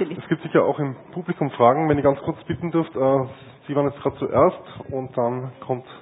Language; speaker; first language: German; native; German